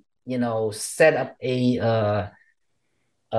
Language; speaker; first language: English; non-native, fluent; Vietnamese